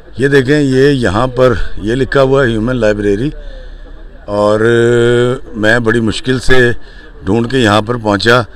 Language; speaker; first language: Urdu; non-native, local second language; Punjabi